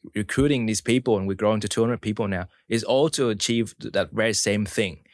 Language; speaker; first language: English; early bilingual, other home language; Vietnamese